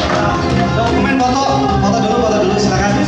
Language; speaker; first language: Indonesian; native; Indonesian